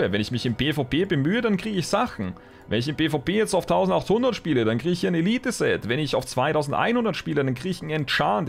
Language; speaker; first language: German; native; German